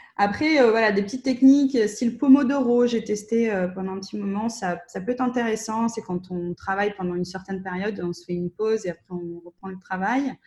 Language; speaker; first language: French; non-native, fluent; Russian